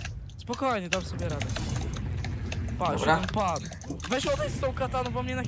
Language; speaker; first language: Polish; native; Polish